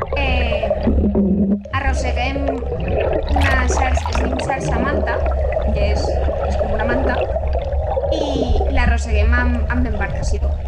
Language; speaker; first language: Catalan; native; Catalan